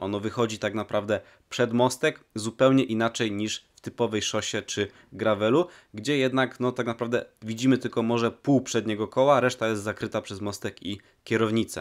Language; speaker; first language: Polish; native; Polish